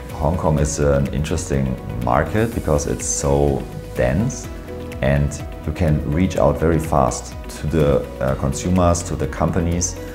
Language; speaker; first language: English; non-native, fluent; German